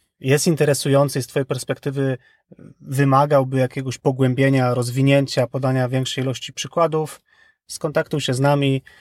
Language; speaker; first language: Polish; native; Polish